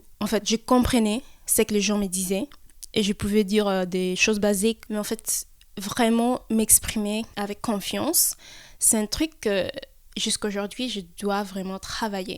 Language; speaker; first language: French; early bilingual, heritage; French